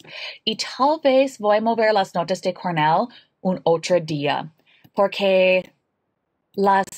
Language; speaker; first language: Spanish; non-native, learner; English